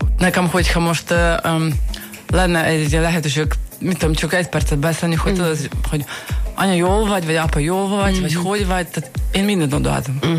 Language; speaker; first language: Hungarian; non-native, fluent; Russian